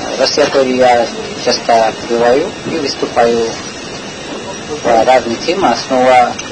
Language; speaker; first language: Russian; non-native, learner; Hindi